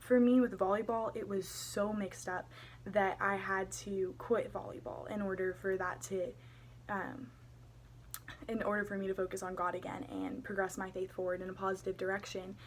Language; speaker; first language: English; native; English